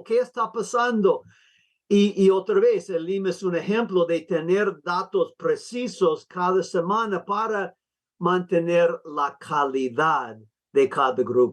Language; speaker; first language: Spanish; non-native, fluent; English